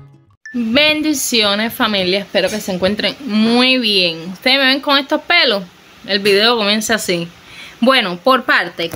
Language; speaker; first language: Spanish; native; Spanish